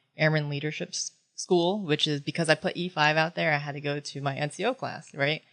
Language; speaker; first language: English; early bilingual, other home language; Filipino